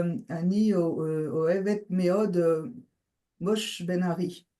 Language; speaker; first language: Hebrew; non-native, learner; French